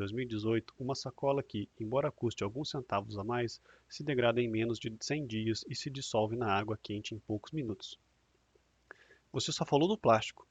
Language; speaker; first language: Portuguese; native; Portuguese